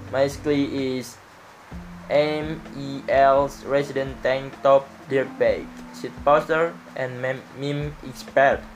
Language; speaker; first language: English; non-native, learner; Indonesian